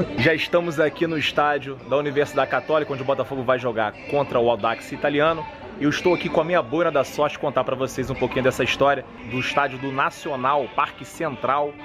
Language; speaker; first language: Portuguese; native; Portuguese